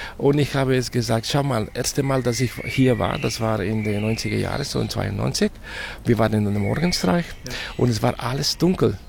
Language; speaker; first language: German; non-native, fluent; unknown